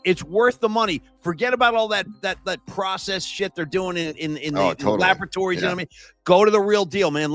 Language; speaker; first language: English; native; English